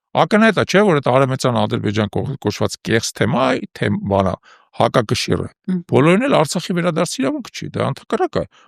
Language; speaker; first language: Armenian; native; Armenian